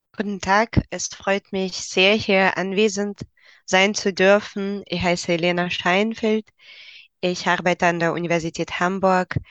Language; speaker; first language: German; non-native, fluent; Russian